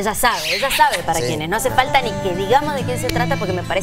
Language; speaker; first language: Spanish; native; Spanish